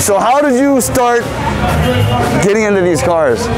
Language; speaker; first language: English; early bilingual, other home language; Korean